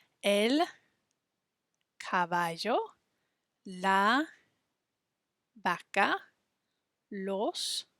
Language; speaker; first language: Spanish; non-native, fluent; English